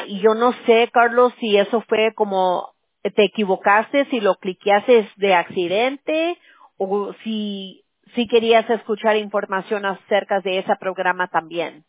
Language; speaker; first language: Spanish; early bilingual, heritage; Spanish